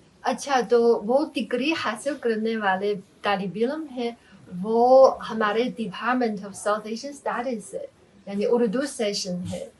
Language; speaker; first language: Hindi; non-native, fluent; Chinese